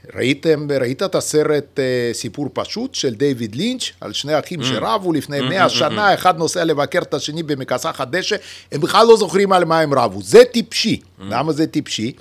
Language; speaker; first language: Hebrew; non-native, fluent; Russian